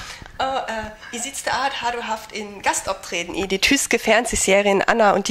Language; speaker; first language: Danish; non-native, learner; German